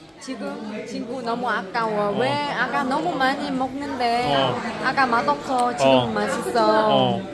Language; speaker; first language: Korean; non-native, learner; Vietnamese